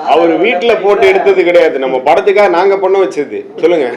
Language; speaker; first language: Tamil; native; Tamil